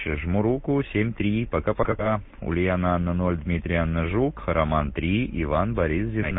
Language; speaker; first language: Russian; native; Russian